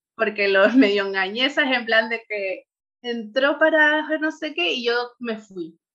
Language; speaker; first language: Spanish; native; Spanish